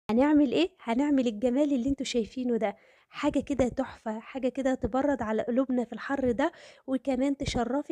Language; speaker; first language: Arabic; native; Arabic